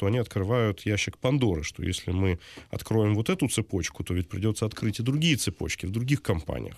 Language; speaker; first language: Russian; native; Russian